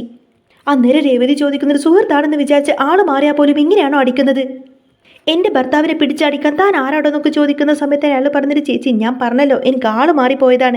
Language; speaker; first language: Malayalam; native; Malayalam